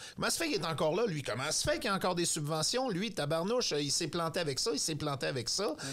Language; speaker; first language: French; native; French